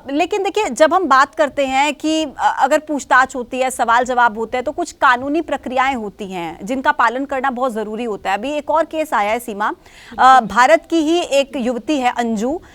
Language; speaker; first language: Hindi; native; Hindi